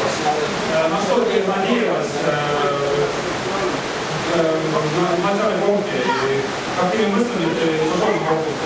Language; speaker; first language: Russian; non-native, learner; Estonian